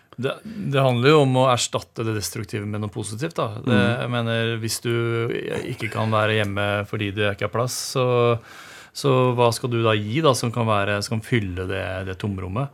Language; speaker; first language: Norwegian; native; Norwegian